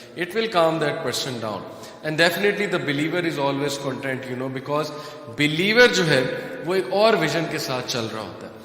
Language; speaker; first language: Urdu; native; Urdu